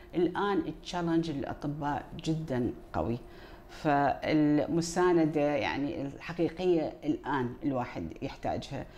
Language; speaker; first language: Arabic; native; Arabic